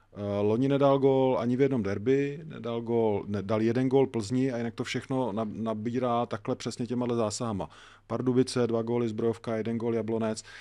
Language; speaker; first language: Czech; native; Czech